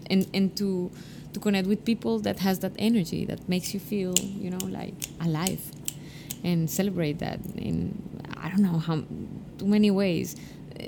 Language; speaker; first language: English; non-native, fluent; Spanish